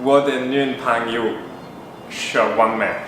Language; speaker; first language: Chinese; non-native, learner; French